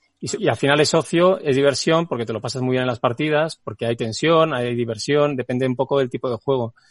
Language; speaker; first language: Spanish; native; Spanish